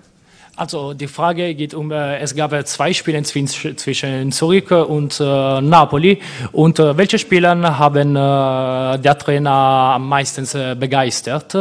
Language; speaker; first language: German; non-native, fluent; Italian